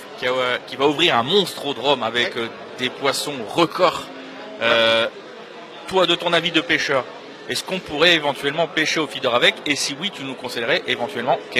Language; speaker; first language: French; native; French